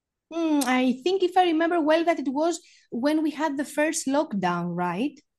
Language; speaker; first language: English; non-native, fluent; Greek